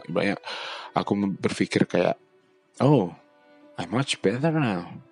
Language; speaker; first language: English; non-native, fluent; Indonesian